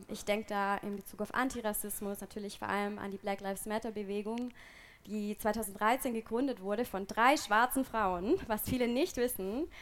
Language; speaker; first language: German; native; German